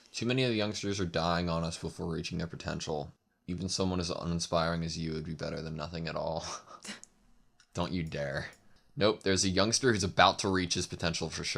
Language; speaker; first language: English; native; English